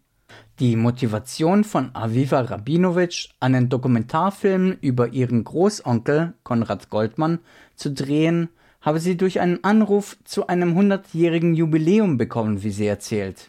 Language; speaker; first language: German; native; German